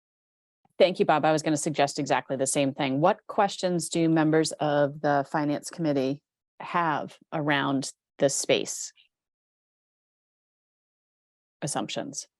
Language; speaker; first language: English; native; English